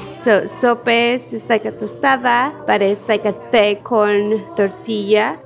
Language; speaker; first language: English; non-native, fluent; Spanish